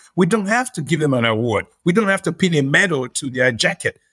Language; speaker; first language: English; non-native, local second language; Yoruba